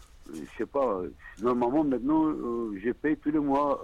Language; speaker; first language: French; non-native, learner; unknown